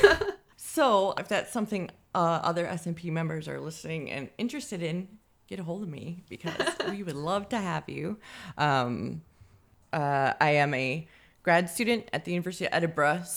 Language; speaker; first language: English; native; English